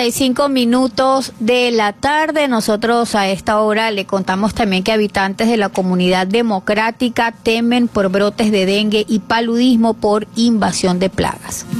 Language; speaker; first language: Spanish; native; Spanish